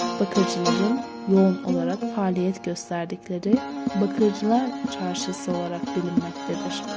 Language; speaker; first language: Turkish; native; Turkish